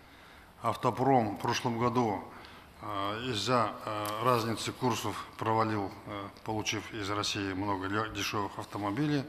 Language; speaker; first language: Russian; non-native, local second language; Kazakh